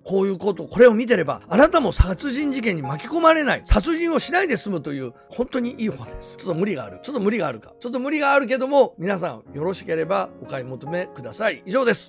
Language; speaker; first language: Japanese; native; Japanese